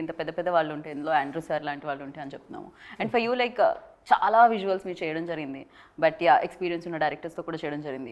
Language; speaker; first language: Telugu; native; Telugu